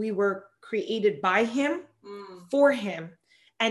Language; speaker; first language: English; non-native, fluent; Spanish